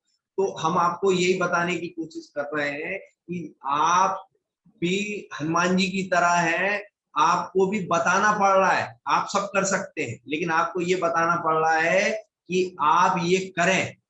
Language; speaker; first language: Hindi; native; Hindi